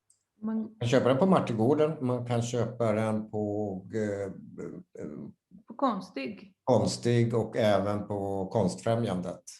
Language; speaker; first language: Swedish; native; Swedish